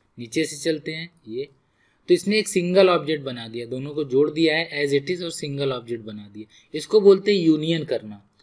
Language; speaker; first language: Hindi; native; Hindi